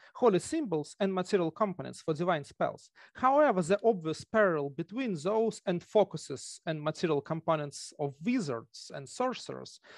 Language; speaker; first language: English; non-native, fluent; Russian